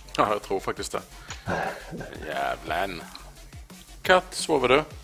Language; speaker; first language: Swedish; native; Swedish